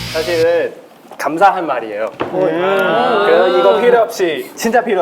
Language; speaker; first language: Korean; non-native, local second language; Chinese